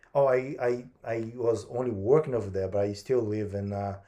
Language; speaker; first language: English; non-native, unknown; Portuguese